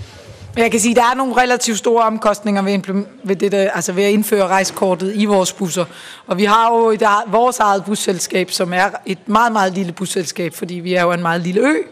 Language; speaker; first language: Danish; native; Danish